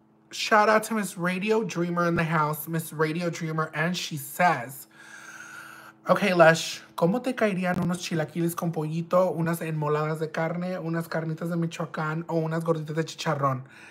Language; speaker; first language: Spanish; early bilingual, other home language; English